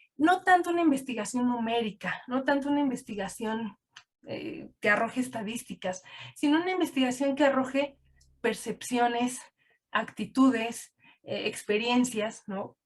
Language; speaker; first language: Spanish; native; Spanish